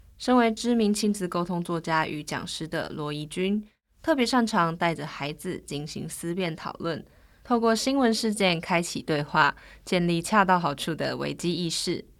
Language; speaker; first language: Chinese; native; Chinese